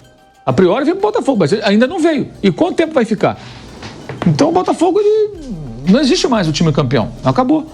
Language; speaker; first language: Portuguese; native; Portuguese